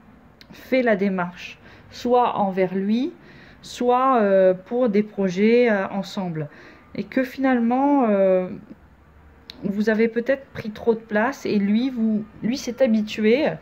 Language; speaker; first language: French; native; French